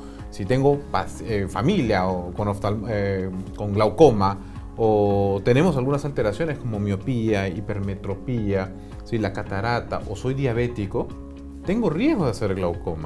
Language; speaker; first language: Spanish; native; Spanish